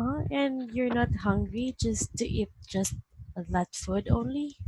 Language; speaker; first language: English; non-native, learner; Vietnamese